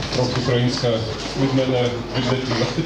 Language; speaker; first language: Ukrainian; non-native, learner; Lithuanian